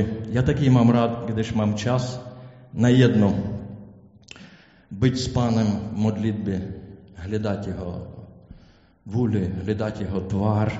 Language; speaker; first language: Czech; non-native, learner; Ukrainian